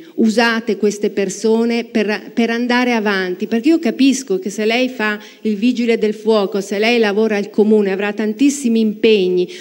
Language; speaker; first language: Italian; native; Italian